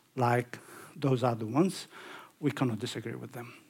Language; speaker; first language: English; non-native, fluent; Arabic